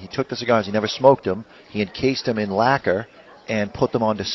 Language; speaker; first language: English; native; English